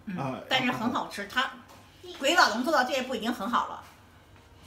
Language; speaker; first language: Chinese; native; Chinese